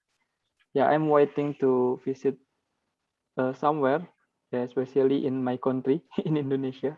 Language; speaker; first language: English; non-native, learner; Indonesian